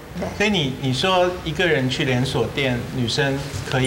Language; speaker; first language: Chinese; native; Chinese